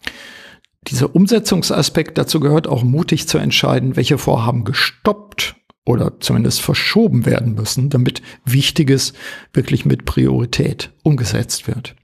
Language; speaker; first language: German; native; German